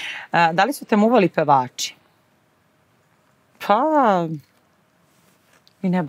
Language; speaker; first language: Serbian; native; Serbian